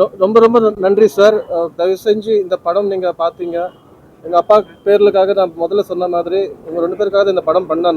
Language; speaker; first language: Tamil; non-native, fluent; Telugu